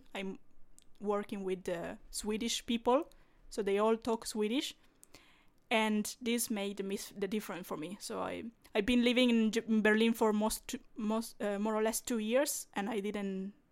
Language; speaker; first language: English; non-native, fluent; Italian